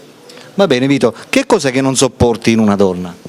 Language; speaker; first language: Italian; native; Italian